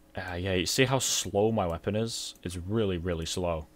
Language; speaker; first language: English; native; English